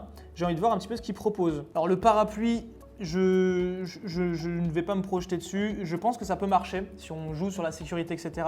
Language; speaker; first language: French; native; French